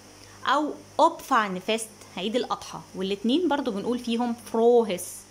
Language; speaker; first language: Arabic; native; Arabic